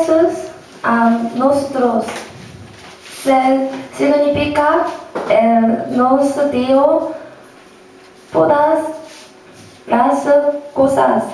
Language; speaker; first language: Spanish; non-native, learner; Korean